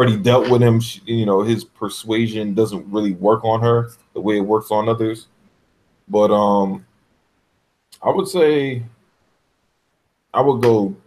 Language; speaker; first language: English; native; English